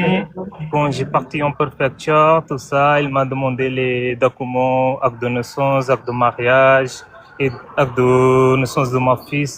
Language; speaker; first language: French; non-native, learner; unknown